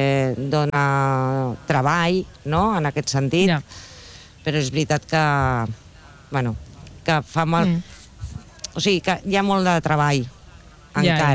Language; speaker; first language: Catalan; non-native, local second language; Spanish